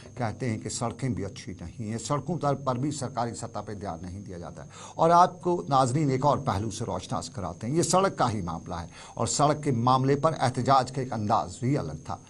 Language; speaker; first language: Urdu; non-native, local second language; Kashmiri